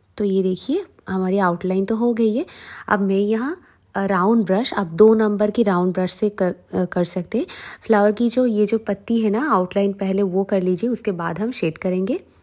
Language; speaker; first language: Hindi; non-native, local second language; Bangla